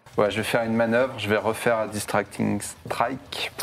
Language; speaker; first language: French; native; French